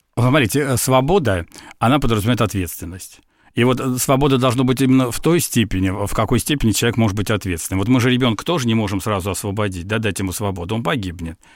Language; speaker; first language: Russian; native; Russian